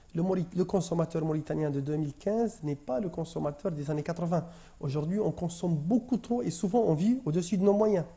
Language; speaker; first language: French; non-native, local second language; Arabic